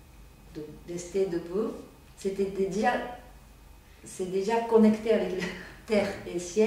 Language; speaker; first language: French; non-native, learner; Japanese